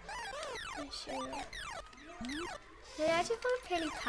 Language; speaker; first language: Welsh; non-native, local second language; English